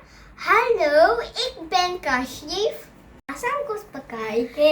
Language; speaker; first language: Dutch; early bilingual, other home language; Urdu